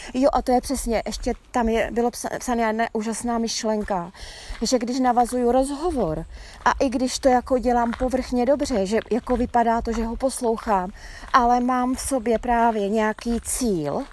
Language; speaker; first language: Czech; native; Czech